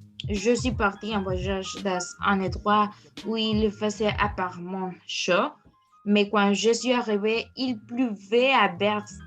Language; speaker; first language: French; non-native, learner; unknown